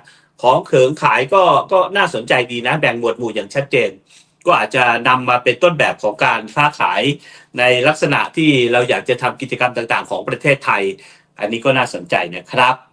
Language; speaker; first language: Thai; native; Thai